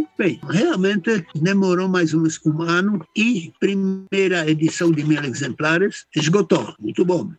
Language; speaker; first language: Portuguese; non-native, fluent; Czech